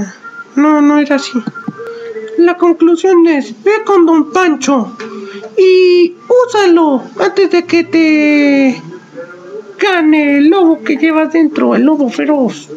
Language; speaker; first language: Spanish; native; Spanish